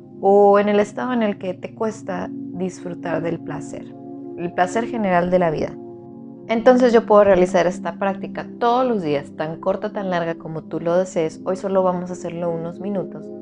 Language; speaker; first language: Spanish; native; Spanish